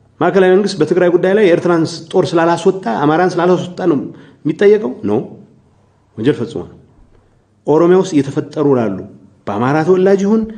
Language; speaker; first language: Amharic; non-native, local second language; Tigrinya